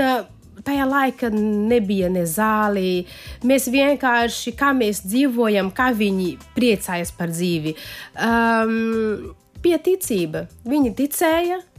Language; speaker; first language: Latvian; non-native, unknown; Portuguese